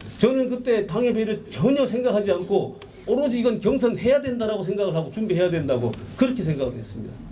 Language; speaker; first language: Korean; native; Korean